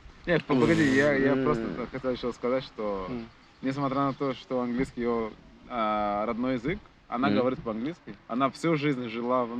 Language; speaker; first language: Russian; non-native, fluent; Portuguese